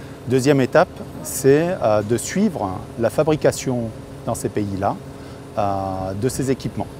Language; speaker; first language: French; native; French